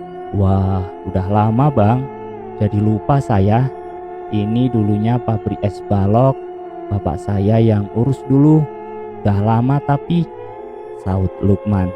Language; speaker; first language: Indonesian; native; Indonesian